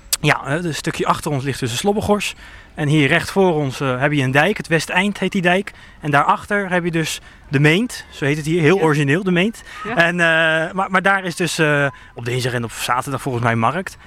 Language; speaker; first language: Dutch; native; Dutch